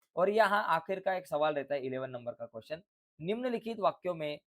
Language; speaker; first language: Hindi; non-native, local second language; Marathi